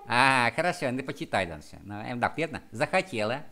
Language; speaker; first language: Vietnamese; native; Vietnamese